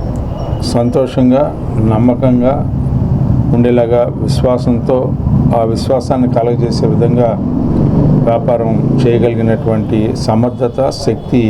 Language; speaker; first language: Telugu; native; Telugu